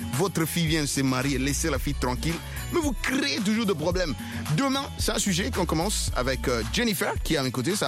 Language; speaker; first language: French; non-native, local second language; Lingala